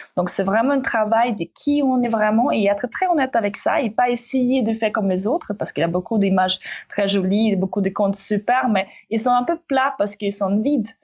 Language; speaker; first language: French; non-native, fluent; Russian